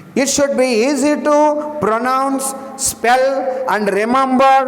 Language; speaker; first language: English; non-native, local second language; Telugu